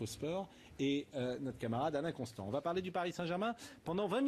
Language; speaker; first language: French; native; French